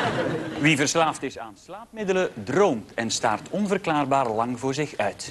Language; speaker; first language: Dutch; native; Dutch